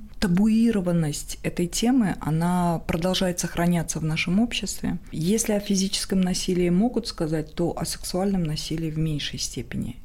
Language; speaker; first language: Russian; non-native, local second language; Tajik